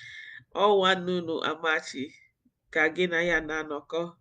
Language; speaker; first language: Igbo; non-native, learner; English